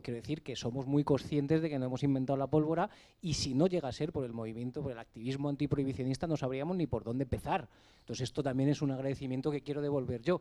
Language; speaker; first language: Spanish; native; Spanish